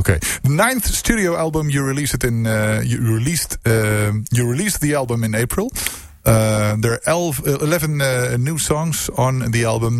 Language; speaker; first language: English; non-native, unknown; Dutch